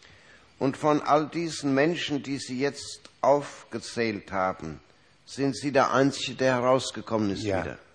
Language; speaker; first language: German; native; German